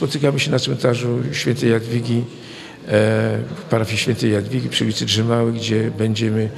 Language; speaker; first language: Polish; native; Polish